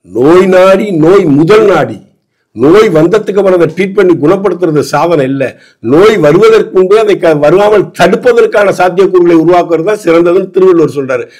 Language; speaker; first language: Tamil; native; Tamil